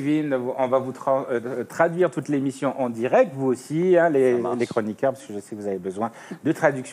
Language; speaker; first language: French; native; French